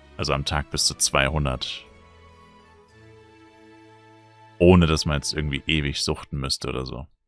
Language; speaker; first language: German; native; German